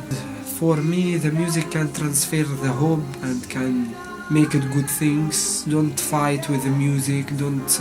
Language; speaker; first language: English; non-native, learner; Arabic